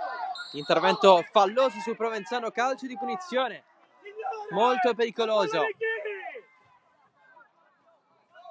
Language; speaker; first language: Italian; native; Italian